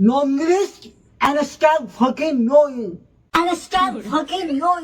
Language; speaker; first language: English; non-native, learner; Bangla